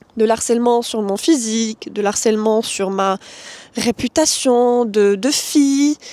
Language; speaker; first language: French; non-native, local second language; Arabic